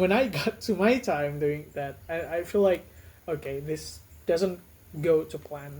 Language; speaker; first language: English; non-native, fluent; Indonesian